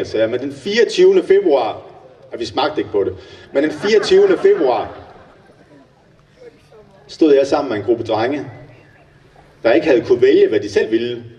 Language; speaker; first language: Danish; native; Danish